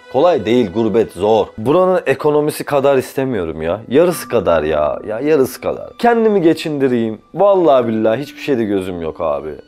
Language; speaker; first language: Turkish; native; Turkish